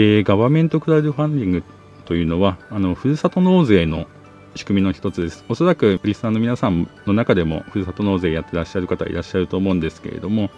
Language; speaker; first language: Japanese; native; Japanese